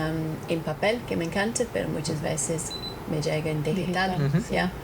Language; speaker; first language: Spanish; non-native, fluent; English